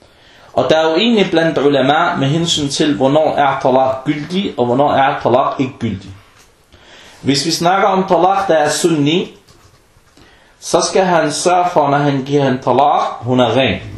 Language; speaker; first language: Danish; non-native, fluent; Arabic